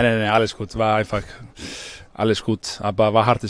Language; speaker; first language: German; non-native, learner; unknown